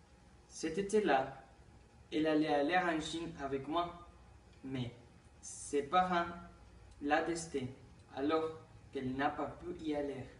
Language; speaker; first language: French; non-native, learner; Spanish